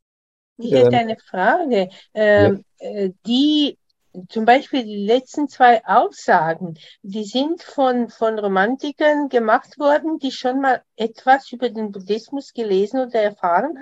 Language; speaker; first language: German; non-native, fluent; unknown